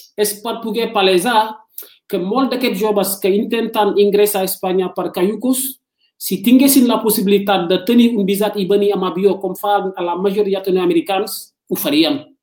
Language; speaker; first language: Catalan; non-native, fluent; Wolof